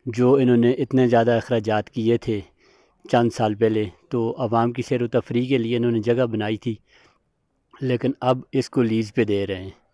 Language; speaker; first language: Urdu; non-native, local second language; Northern Hindko